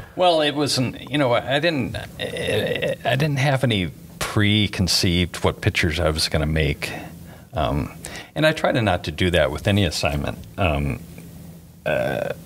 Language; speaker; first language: English; native; English